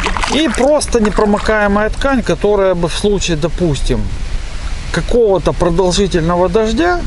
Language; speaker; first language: Russian; native; Russian